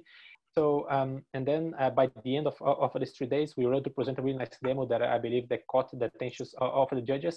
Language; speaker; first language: English; non-native, fluent; Portuguese